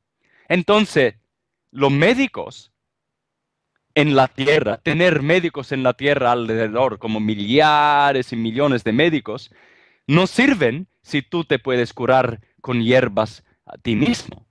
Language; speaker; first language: Spanish; non-native, fluent; Italian